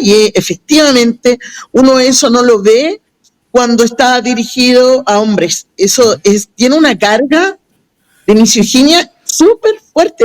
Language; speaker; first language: Spanish; native; Spanish